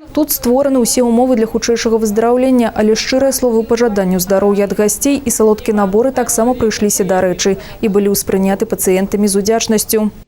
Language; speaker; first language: Belarusian; native; Belarusian